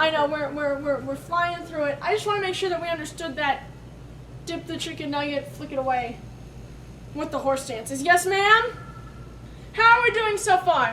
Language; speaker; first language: English; native; English